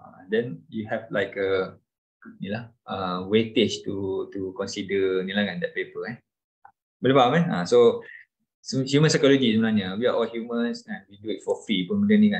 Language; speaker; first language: English; non-native, local second language; Malay